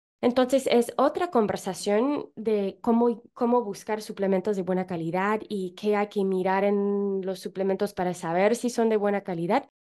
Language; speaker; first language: Spanish; non-native, fluent; English